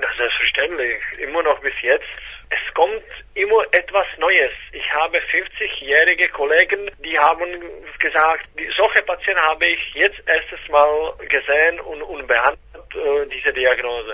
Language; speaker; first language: German; non-native, fluent; Czech